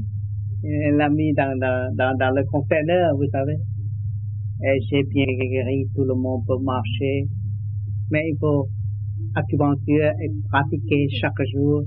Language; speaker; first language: French; non-native, learner; Vietnamese